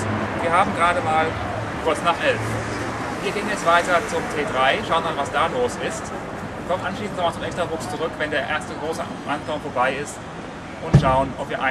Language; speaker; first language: German; native; German